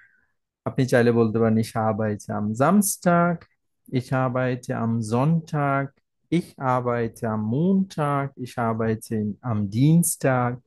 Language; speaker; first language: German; non-native, fluent; Bangla